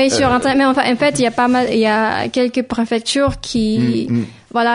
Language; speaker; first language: French; non-native, fluent; Filipino